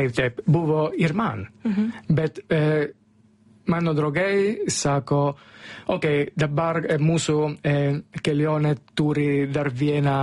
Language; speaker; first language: Lithuanian; non-native, learner; Italian